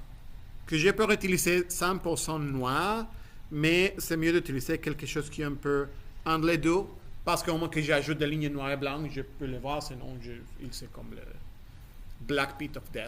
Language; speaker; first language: French; non-native, fluent; Spanish